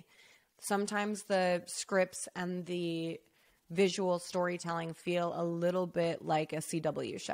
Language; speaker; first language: English; native; English